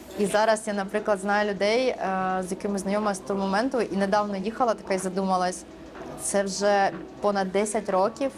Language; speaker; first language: Ukrainian; early bilingual, other home language; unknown